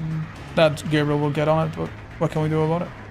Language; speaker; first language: English; native; English